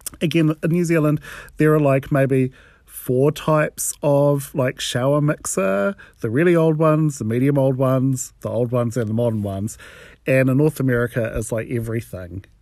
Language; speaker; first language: English; native; English